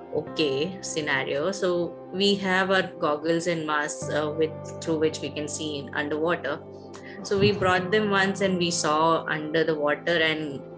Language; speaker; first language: English; non-native, local second language; Hindi